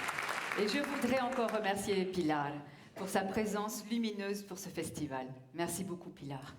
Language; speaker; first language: French; native; French